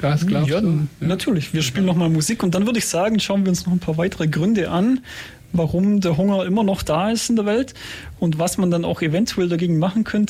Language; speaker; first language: German; native; German